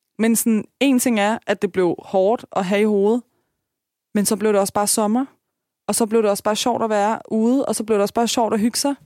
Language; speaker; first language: Danish; early bilingual, other home language; Persian